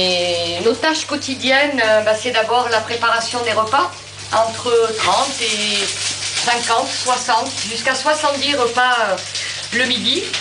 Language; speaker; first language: French; native; French